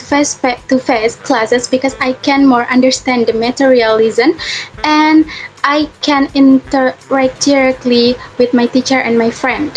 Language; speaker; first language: English; non-native, learner; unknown